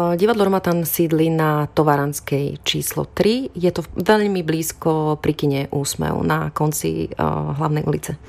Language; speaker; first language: Slovak; native; Slovak